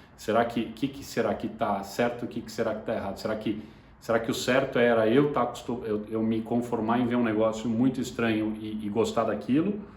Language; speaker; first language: Portuguese; native; Portuguese